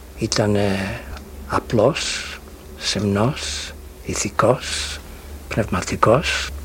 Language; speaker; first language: Greek; early bilingual, heritage; Greek